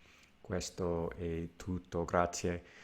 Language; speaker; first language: Italian; non-native, learner; English